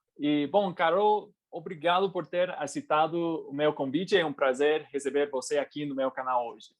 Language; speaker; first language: Portuguese; non-native, fluent; English